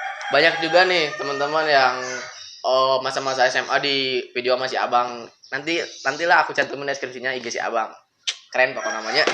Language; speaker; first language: Indonesian; non-native, local second language; Sundanese